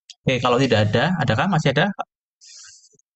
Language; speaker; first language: Indonesian; native; Indonesian